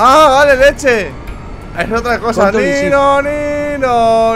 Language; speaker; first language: Spanish; native; Spanish